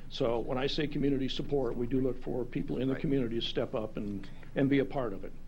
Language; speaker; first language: English; native; English